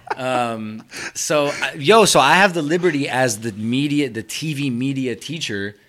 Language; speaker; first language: English; early bilingual, other home language; Spanish